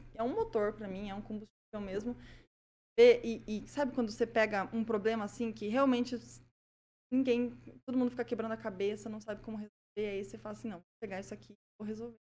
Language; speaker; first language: Portuguese; native; Portuguese